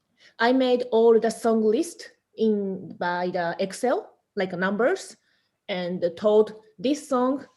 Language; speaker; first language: English; non-native, learner; Japanese